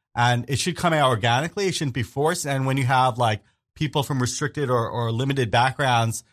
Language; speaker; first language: English; early bilingual, other home language; Hindi